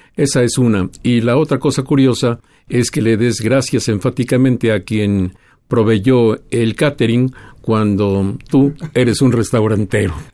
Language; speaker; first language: Spanish; native; Spanish